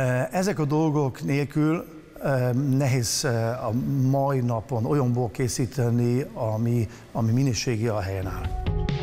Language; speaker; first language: Hungarian; non-native, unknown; German